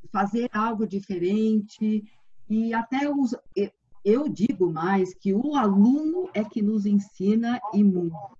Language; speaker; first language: Portuguese; native; Portuguese